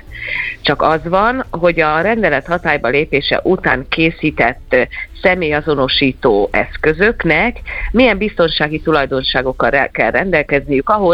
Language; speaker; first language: Hungarian; native; Hungarian